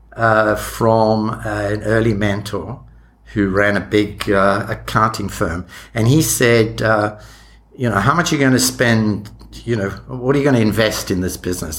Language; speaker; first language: English; native; English